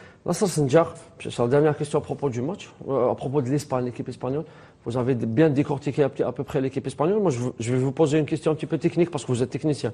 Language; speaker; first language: French; non-native, local second language; Arabic